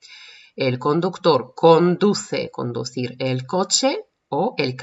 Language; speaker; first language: Spanish; non-native, fluent; Russian